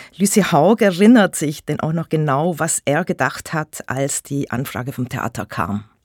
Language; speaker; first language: German; native; German